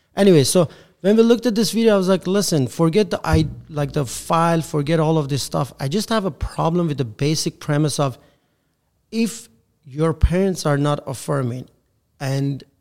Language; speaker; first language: English; non-native, fluent; Persian